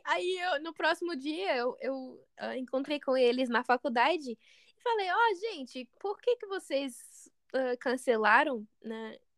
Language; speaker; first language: Portuguese; non-native, fluent; English